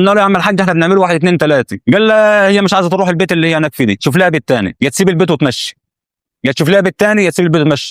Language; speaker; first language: Arabic; native; Arabic